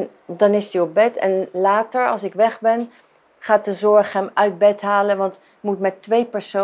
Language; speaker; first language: Dutch; non-native, fluent; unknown